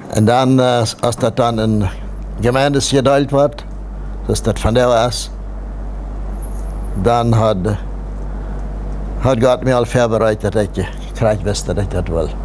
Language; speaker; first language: German; non-native, local second language; Plautdietsch